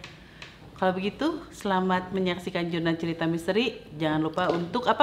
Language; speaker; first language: Indonesian; native; Indonesian